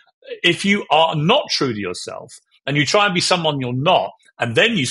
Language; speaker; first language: English; native; English